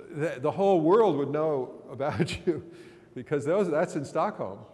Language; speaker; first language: English; native; English